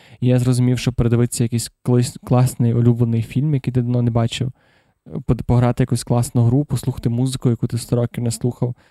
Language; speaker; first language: Ukrainian; non-native, local second language; Russian